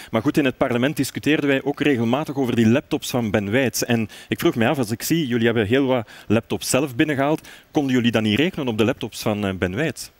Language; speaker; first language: Dutch; native; Dutch